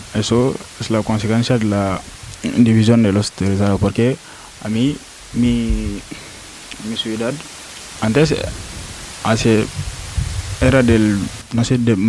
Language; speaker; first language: Spanish; non-native, learner; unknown